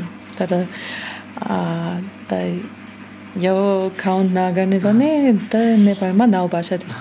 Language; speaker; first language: Nepali; non-native, learner; German